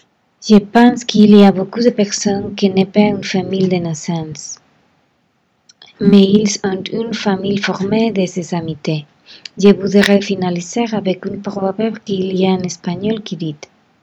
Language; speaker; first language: French; non-native, learner; Spanish